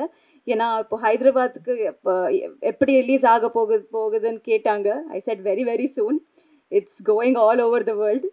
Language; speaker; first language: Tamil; non-native, learner; Telugu